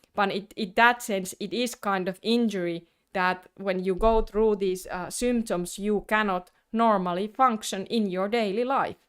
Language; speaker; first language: English; non-native, fluent; Finnish